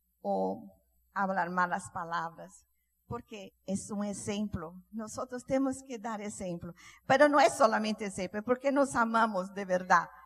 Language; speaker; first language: Spanish; non-native, learner; Portuguese